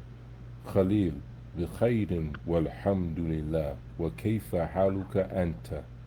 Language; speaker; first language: Arabic; non-native, fluent; English